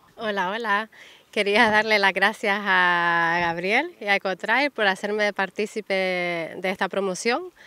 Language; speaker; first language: Spanish; native; Spanish